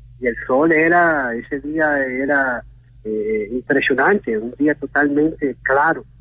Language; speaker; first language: Spanish; early bilingual, heritage; Spanish